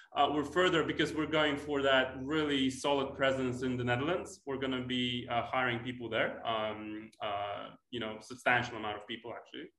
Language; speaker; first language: English; non-native, fluent; Polish